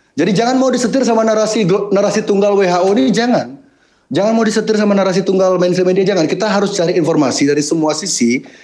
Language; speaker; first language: Indonesian; native; Indonesian